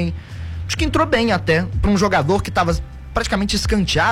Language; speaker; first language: Portuguese; native; Portuguese